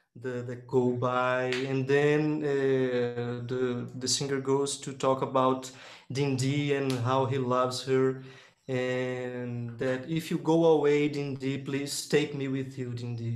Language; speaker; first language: English; non-native, fluent; Portuguese